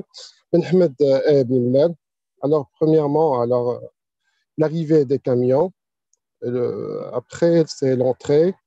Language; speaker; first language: French; non-native, local second language; Arabic